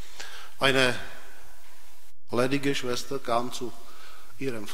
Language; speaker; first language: German; non-native, fluent; Polish